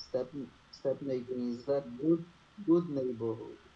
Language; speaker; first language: English; non-native, learner; Portuguese